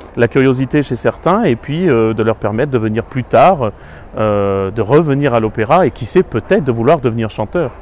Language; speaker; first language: French; native; French